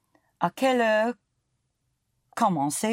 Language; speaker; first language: French; non-native, learner; English